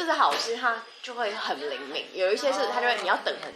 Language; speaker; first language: Chinese; native; Chinese